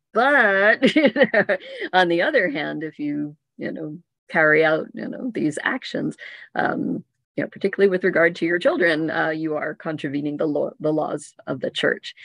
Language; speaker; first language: English; native; English